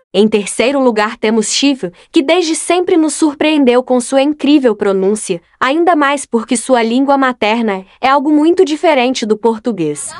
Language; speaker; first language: Portuguese; native; Portuguese